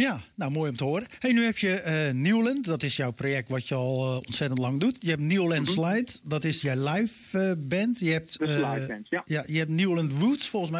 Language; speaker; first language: Dutch; native; Dutch